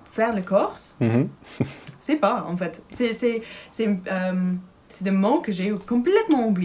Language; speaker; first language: French; non-native, learner; Dutch